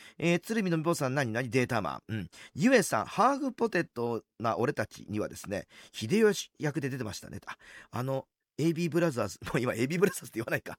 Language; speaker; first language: Japanese; native; Japanese